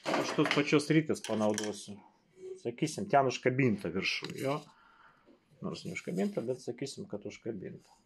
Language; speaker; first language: Lithuanian; non-native, local second language; Russian